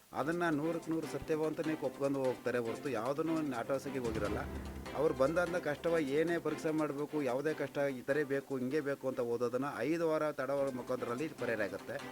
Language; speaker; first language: Kannada; native; Kannada